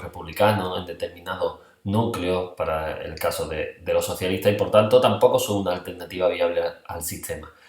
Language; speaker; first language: Spanish; native; Spanish